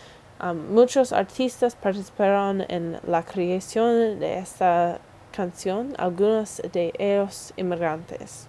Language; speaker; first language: Spanish; non-native, learner; English